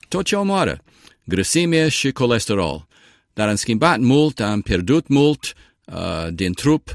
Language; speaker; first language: Romanian; early bilingual, heritage; Romanian